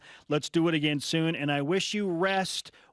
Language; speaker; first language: English; native; English